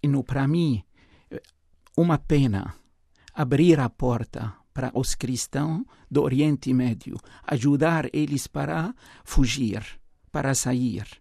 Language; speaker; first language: Portuguese; non-native, fluent; Arabic